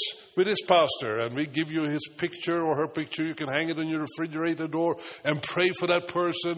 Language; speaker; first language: English; non-native, fluent; Swedish